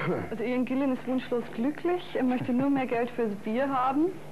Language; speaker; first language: German; native; German